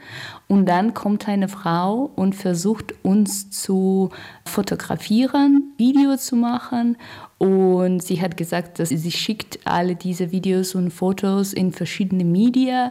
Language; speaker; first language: German; non-native, learner; Russian